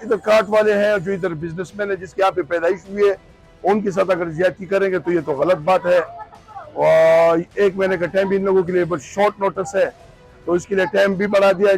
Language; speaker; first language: Hindi; non-native, local second language; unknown